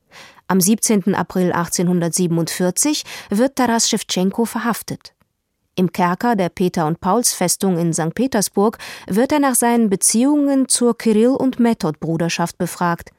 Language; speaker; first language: German; native; German